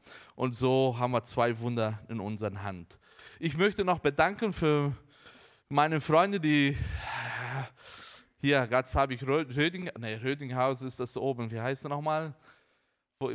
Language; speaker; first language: German; early bilingual, heritage; Portuguese